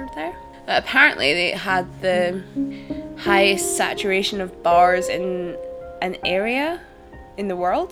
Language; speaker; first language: English; native; English